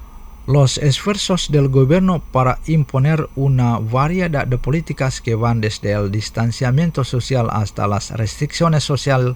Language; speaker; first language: Spanish; non-native, fluent; Indonesian